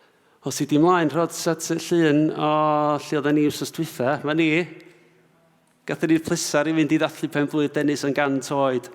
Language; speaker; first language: Welsh; native; Welsh